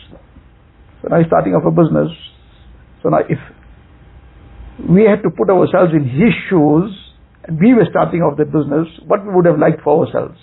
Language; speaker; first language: English; native; English